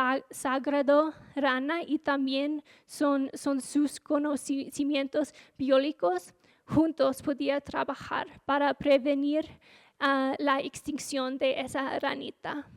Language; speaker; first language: Spanish; non-native, fluent; English